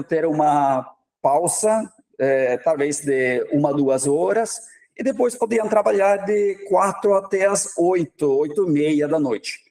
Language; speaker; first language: Portuguese; non-native, fluent; Norwegian